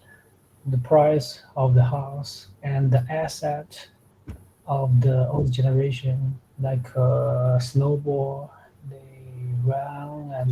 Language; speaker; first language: English; non-native, learner; Chinese